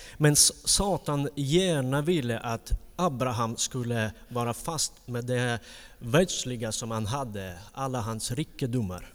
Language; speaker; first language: Swedish; non-native, fluent; Ukrainian